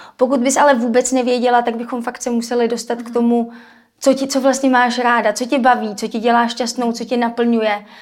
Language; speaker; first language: Czech; native; Czech